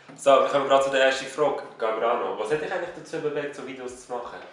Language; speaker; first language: German; native; German